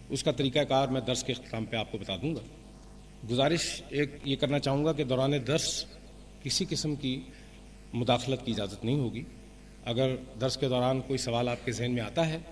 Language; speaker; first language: Urdu; native; Urdu